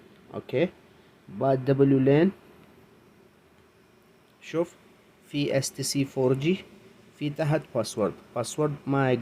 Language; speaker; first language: Arabic; non-native, learner; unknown